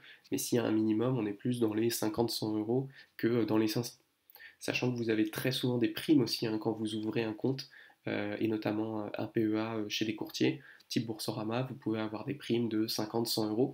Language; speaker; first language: French; native; French